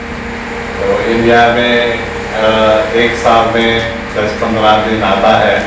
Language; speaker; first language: Hindi; early bilingual, heritage; Hindi